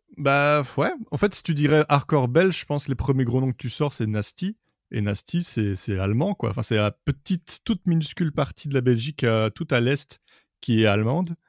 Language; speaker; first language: French; native; French